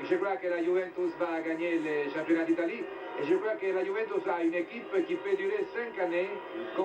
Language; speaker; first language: French; non-native, learner; Italian